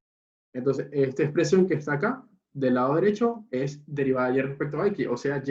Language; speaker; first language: Spanish; native; Spanish